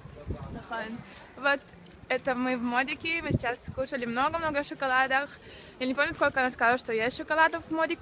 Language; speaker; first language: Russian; early bilingual, heritage; Russian